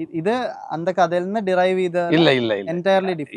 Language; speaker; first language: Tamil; non-native, learner; Malayalam